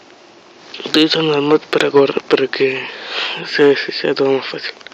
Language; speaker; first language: Spanish; native; Spanish